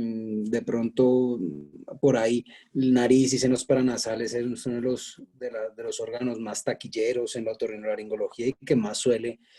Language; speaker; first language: Spanish; native; Spanish